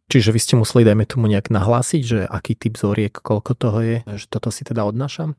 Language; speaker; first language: Slovak; native; Slovak